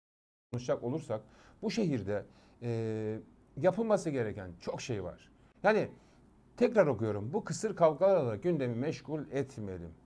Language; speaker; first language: Turkish; native; Turkish